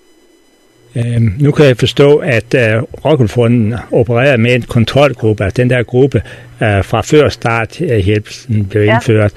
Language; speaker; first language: Danish; native; Danish